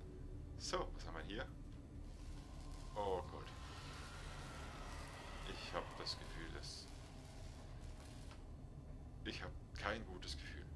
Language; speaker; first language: German; native; German